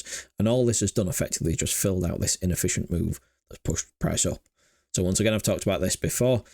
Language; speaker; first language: English; native; English